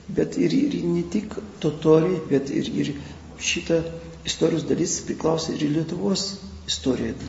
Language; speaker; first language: Lithuanian; non-native, local second language; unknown